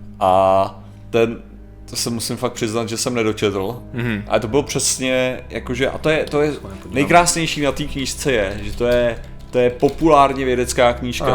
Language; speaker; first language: Czech; native; Czech